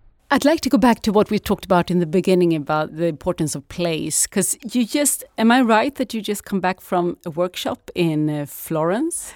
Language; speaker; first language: English; non-native, fluent; Swedish